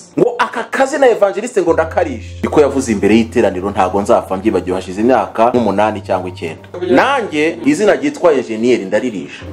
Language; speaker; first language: Kinyarwanda; early bilingual, heritage; Kinyarwanda